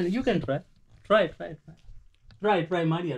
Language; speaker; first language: English; non-native, learner; Hindi